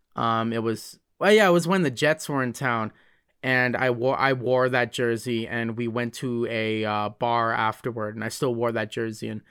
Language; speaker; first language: English; native; English